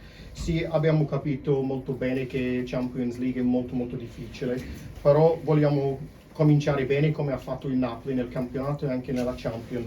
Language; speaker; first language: Italian; non-native, fluent; English